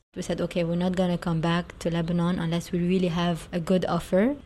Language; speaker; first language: English; non-native, fluent; Arabic